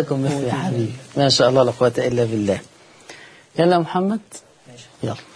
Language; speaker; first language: Arabic; native; Arabic